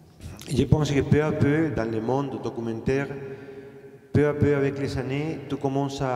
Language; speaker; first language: French; non-native, fluent; Spanish